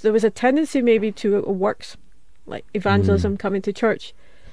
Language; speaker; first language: English; native; English